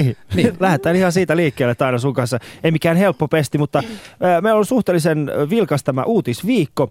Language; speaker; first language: Finnish; early bilingual, other home language; Persian